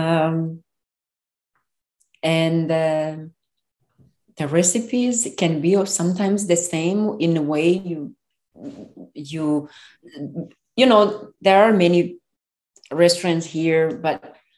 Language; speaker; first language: English; non-native, local second language; Kinyarwanda